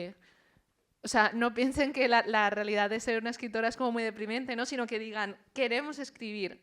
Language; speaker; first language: Spanish; early bilingual, other home language; Chinese